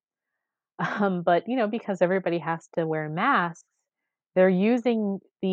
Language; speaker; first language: English; native; English